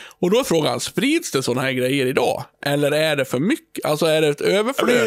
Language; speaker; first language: Swedish; native; Swedish